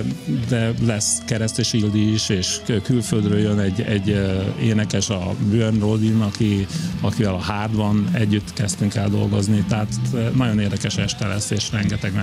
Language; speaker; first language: Hungarian; native; Hungarian